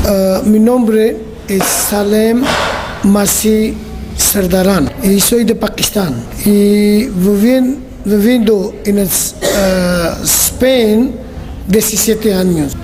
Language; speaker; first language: Spanish; non-native, learner; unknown